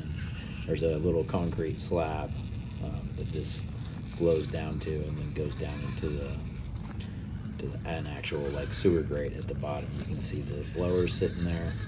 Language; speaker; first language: English; native; English